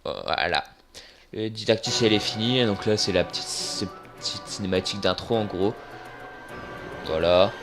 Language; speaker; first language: French; native; French